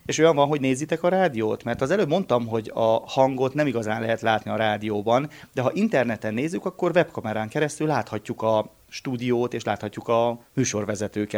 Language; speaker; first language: Hungarian; native; Hungarian